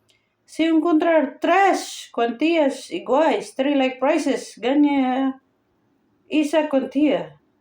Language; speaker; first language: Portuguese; non-native, learner; Filipino